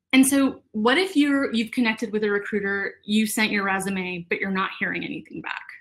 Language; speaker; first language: English; native; English